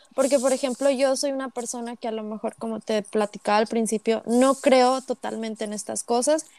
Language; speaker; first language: Spanish; native; Spanish